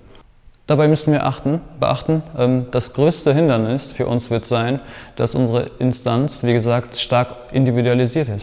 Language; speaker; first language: German; native; German